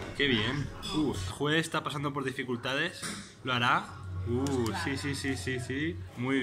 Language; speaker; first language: Spanish; native; Spanish